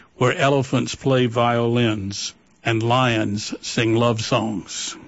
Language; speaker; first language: English; native; English